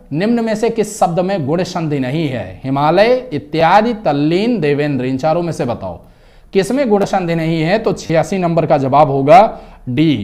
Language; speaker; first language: Hindi; native; Hindi